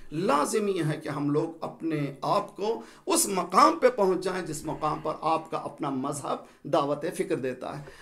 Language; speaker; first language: Urdu; native; Urdu